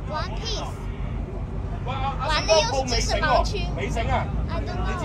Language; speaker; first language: English; non-native, learner; Chinese